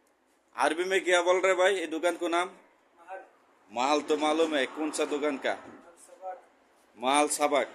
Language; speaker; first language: Hindi; non-native, local second language; Bangla